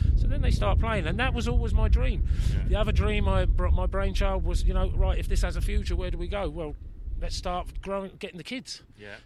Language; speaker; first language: English; native; English